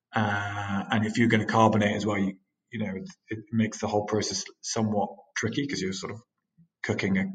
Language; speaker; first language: English; native; English